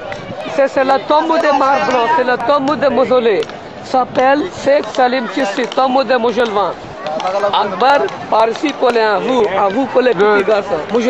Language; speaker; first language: French; non-native, learner; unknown